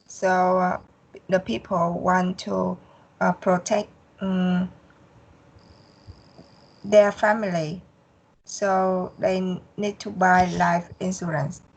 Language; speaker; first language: English; non-native, learner; Vietnamese